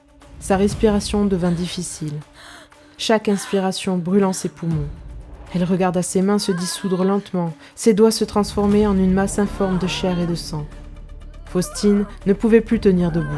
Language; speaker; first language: French; native; French